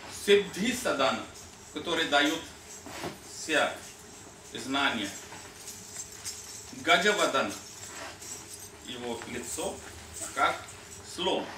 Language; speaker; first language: Russian; non-native, learner; Hindi